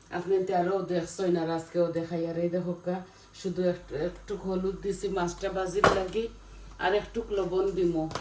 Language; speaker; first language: Bangla; native; Bangla